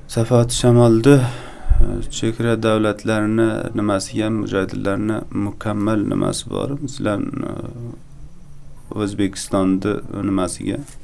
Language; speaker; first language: Uzbek; native; Uzbek